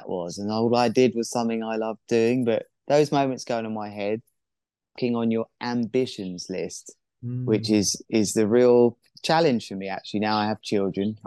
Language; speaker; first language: English; native; English